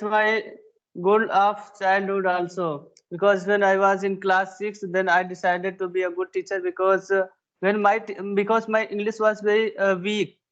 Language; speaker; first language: English; non-native, learner; Hindi